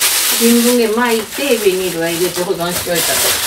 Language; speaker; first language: Japanese; native; Japanese